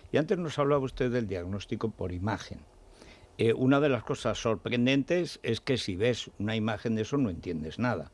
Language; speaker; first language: Spanish; native; Spanish